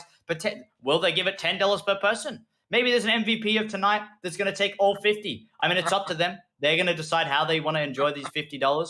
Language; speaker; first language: English; native; English